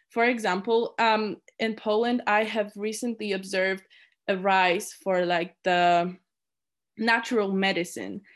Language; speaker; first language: English; non-native, fluent; Polish